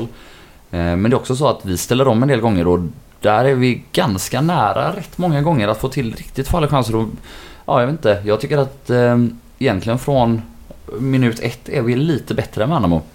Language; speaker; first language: Swedish; native; Swedish